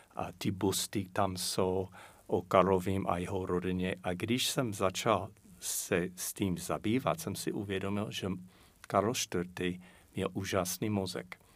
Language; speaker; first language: Czech; non-native, fluent; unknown